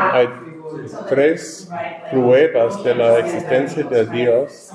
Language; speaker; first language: Spanish; non-native, learner; English